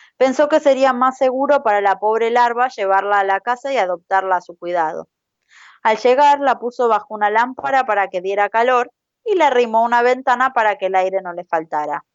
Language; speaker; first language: Spanish; native; Spanish